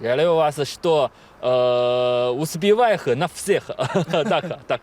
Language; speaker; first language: Russian; non-native, learner; Chinese